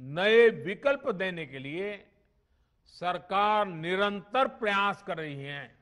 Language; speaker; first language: Hindi; non-native, local second language; Gujarati